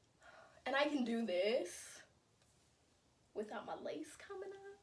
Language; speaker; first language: English; native; English